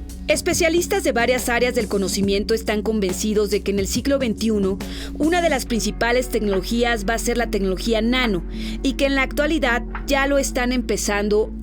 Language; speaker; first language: Spanish; native; Spanish